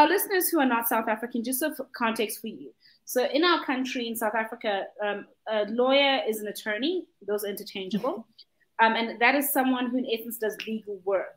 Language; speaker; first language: English; non-native, local second language; Zulu